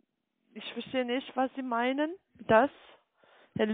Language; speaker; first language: German; non-native, learner; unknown